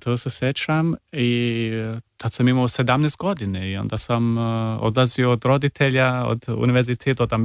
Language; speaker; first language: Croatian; early bilingual, heritage; Serbian